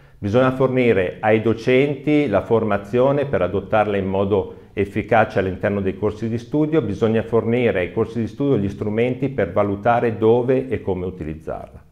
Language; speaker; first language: Italian; native; Italian